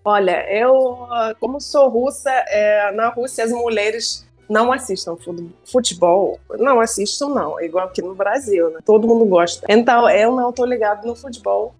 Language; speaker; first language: Portuguese; non-native, fluent; Russian